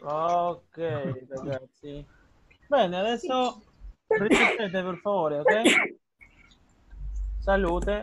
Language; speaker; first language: Italian; non-native, fluent; Spanish